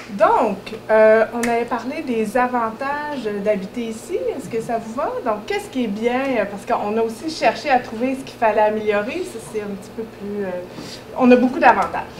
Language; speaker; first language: French; native; French